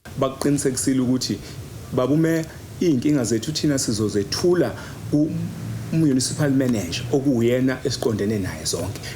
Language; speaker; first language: Zulu; native; Zulu